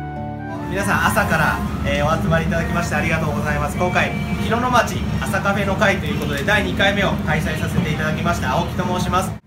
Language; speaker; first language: Japanese; native; Japanese